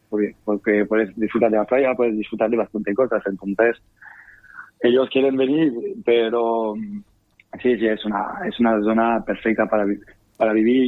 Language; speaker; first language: Spanish; non-native, fluent; French